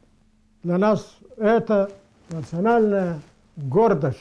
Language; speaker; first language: Russian; non-native, local second language; Karachay-Balkar